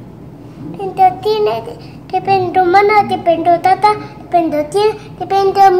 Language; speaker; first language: Romanian; early bilingual, heritage; Romanian